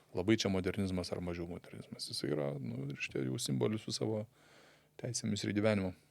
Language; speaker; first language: Lithuanian; native; Lithuanian